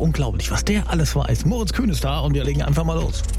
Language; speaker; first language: German; native; German